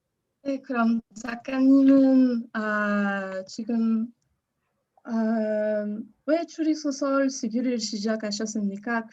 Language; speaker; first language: Korean; non-native, learner; French